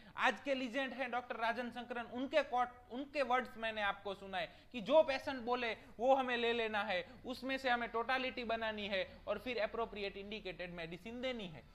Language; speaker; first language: Hindi; non-native, local second language; Gujarati